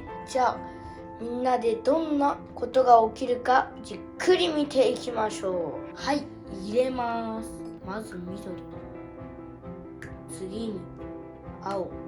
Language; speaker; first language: Japanese; early bilingual, other home language; Uyghur